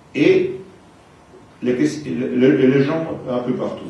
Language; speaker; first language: French; non-native, fluent; Italian